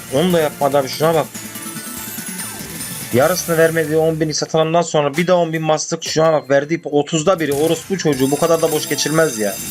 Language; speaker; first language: Turkish; native; Turkish